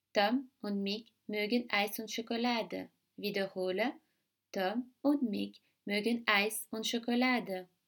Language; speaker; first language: German; non-native, fluent; French